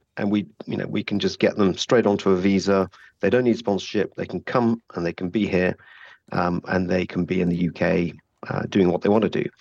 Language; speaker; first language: English; native; English